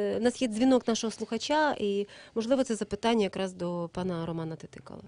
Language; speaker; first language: Ukrainian; native; Ukrainian